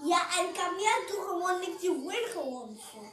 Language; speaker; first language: Dutch; non-native, learner; French